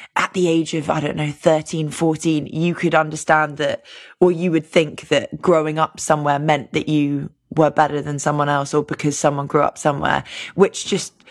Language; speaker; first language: English; native; English